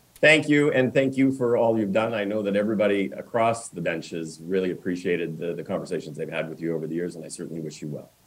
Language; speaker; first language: English; native; English